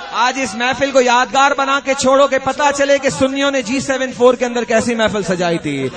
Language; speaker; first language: Urdu; non-native, local second language; Punjabi